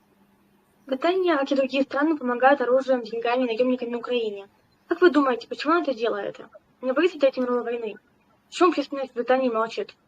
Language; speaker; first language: Russian; native; Russian